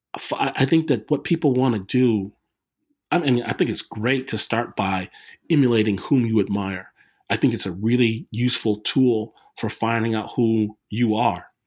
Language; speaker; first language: English; native; English